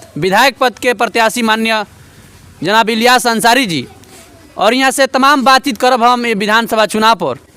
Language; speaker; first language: Bhojpuri; native; Bhojpuri